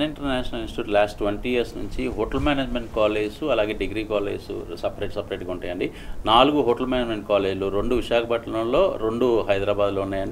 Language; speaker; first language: Telugu; native; Telugu